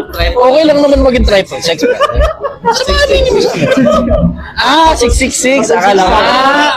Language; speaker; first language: Filipino; native; Filipino